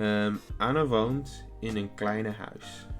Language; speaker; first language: Dutch; early bilingual, heritage; English